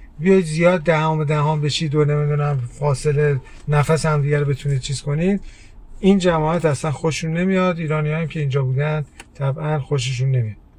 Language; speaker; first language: Persian; early bilingual, heritage; Persian